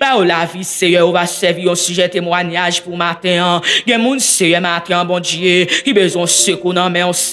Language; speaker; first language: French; non-native, local second language; Haitian Creole